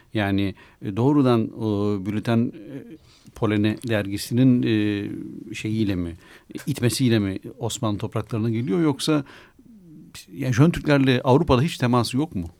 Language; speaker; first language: Turkish; native; Turkish